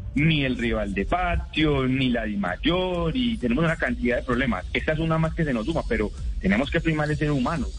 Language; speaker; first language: Spanish; native; Spanish